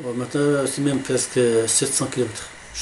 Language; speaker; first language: French; non-native, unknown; Arabic